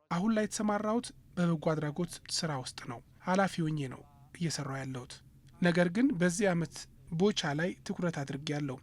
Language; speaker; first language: Amharic; non-native, fluent; Japanese